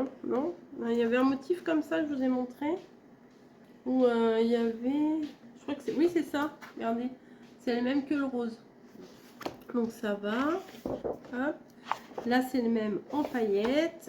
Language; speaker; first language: French; native; French